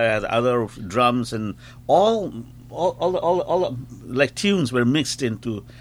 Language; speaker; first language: English; non-native, local second language; Bangla